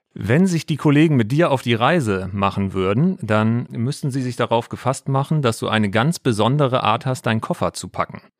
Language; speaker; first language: German; native; German